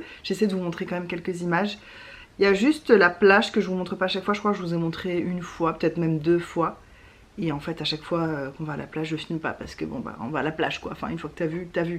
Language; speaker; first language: French; native; French